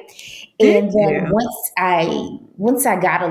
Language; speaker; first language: English; native; English